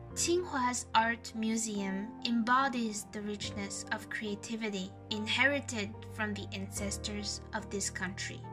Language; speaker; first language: English; non-native, fluent; French